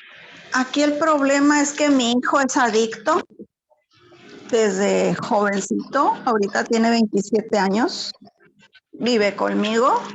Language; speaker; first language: Spanish; native; Spanish